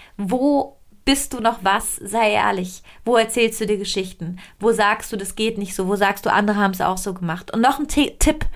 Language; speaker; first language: German; non-native, fluent; Italian